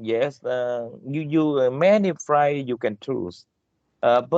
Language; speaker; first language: English; non-native, learner; Vietnamese